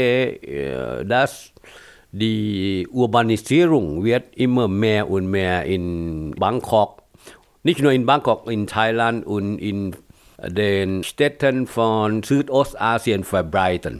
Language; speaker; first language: German; non-native, fluent; Thai